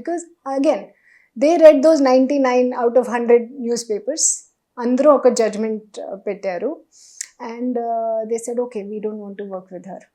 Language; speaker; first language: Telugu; non-native, learner; Hindi